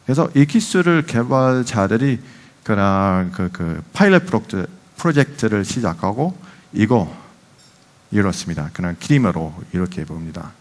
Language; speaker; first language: Korean; non-native, fluent; Dutch